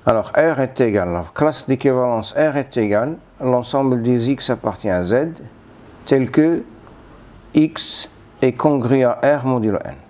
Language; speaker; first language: French; non-native, local second language; Arabic